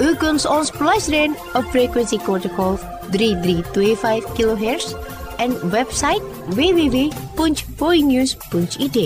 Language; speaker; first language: Dutch; non-native, fluent; Indonesian